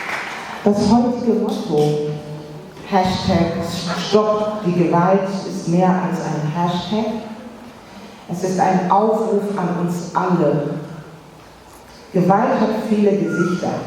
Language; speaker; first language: German; early bilingual, other home language; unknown